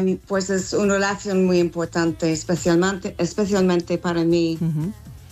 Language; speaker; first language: Spanish; non-native, learner; English